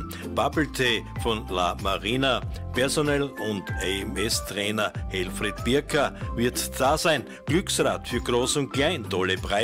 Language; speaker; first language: German; native; German